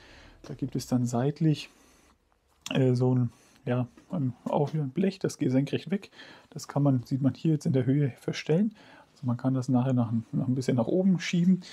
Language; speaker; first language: German; native; German